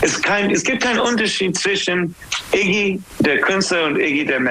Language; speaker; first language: German; non-native, fluent; English